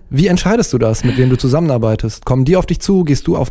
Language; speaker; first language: German; native; German